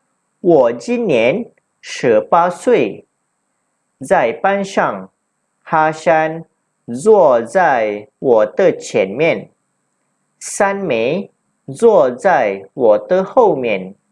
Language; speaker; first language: Chinese; non-native, local second language; Malay